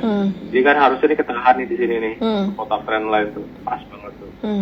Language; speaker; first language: Indonesian; native; Indonesian